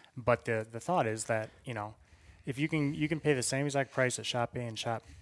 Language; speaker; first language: English; native; English